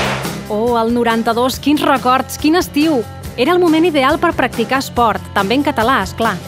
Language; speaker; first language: Catalan; native; Catalan